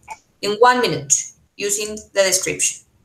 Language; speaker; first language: English; non-native, fluent; Spanish